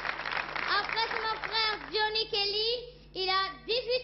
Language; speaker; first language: French; non-native, learner; English